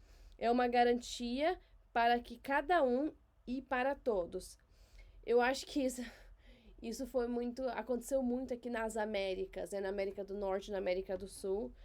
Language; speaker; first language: Portuguese; native; Portuguese